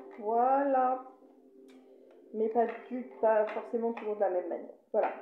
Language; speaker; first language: French; native; French